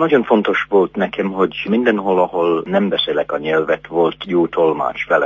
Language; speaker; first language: Hungarian; non-native, fluent; English